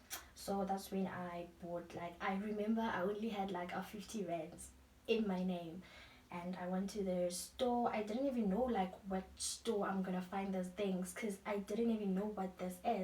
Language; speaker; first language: English; non-native, local second language; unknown